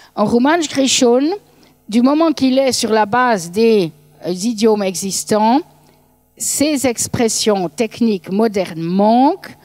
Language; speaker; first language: French; native; French